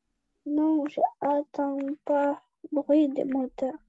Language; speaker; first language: French; non-native, learner; Russian